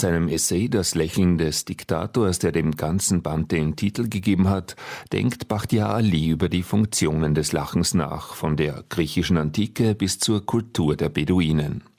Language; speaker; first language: German; native; German